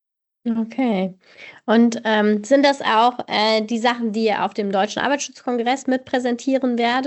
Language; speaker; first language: German; native; German